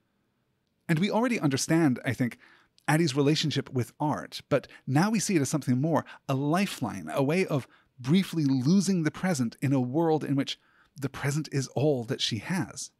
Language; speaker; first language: English; native; English